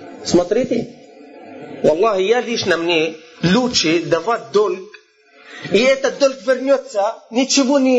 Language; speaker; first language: Russian; non-native, fluent; Arabic